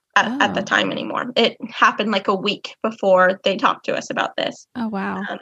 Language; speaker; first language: English; native; English